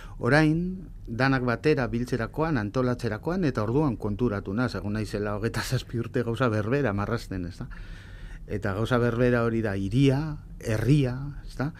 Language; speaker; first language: Basque; native; Basque